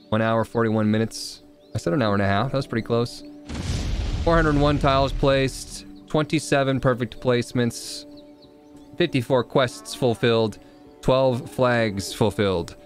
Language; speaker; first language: English; native; English